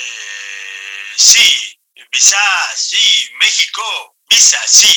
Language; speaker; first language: Spanish; non-native, learner; English